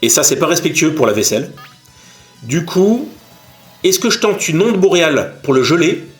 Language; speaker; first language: French; native; French